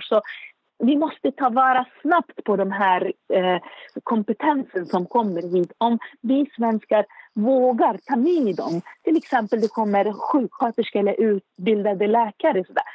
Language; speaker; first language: Swedish; non-native, fluent; Arabic